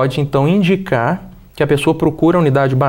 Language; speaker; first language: Portuguese; native; Portuguese